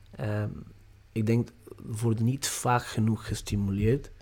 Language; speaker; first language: Dutch; non-native, fluent; Portuguese